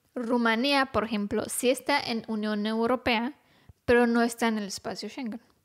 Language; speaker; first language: Spanish; non-native, fluent; Romanian